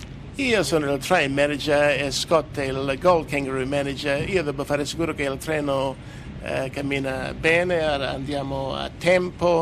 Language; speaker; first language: Italian; native; Italian